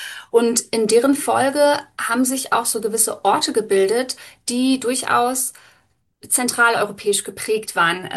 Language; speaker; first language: German; native; German